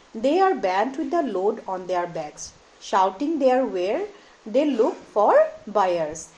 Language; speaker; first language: English; non-native, local second language; Assamese